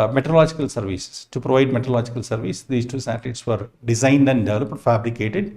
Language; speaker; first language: English; non-native, local second language; Kannada